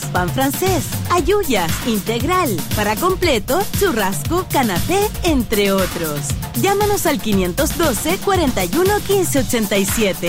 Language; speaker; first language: Spanish; native; Spanish